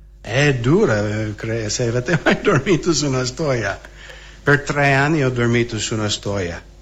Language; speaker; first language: Italian; non-native, fluent; English